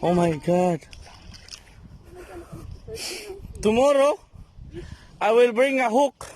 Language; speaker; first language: English; non-native, local second language; Filipino